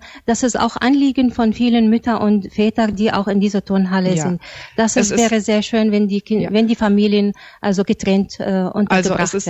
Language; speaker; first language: German; non-native, fluent; Arabic